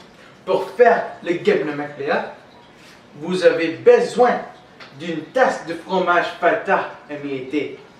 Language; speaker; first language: French; non-native, learner; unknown